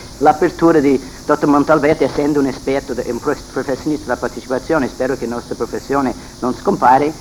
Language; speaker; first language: Italian; non-native, fluent; English